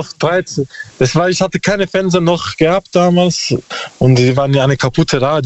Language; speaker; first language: German; non-native, learner; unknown